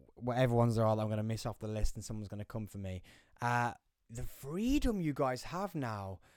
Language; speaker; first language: English; native; English